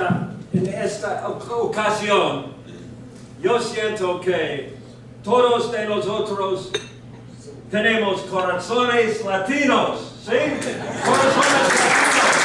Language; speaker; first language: Spanish; non-native, learner; English